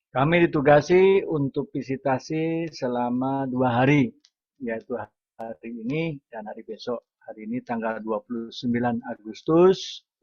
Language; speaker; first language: Indonesian; non-native, local second language; Sundanese